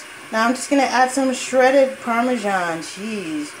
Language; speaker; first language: English; native; English